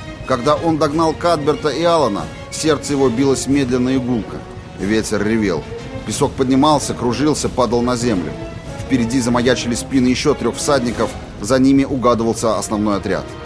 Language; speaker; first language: Russian; native; Russian